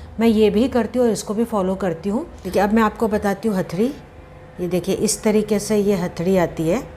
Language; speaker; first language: Hindi; non-native, local second language; Sindhi